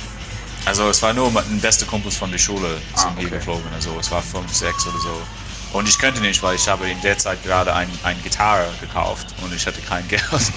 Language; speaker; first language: German; non-native, fluent; English